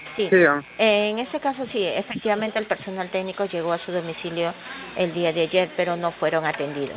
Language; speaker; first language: Spanish; native; Spanish